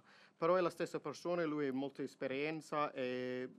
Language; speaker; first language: Italian; non-native, fluent; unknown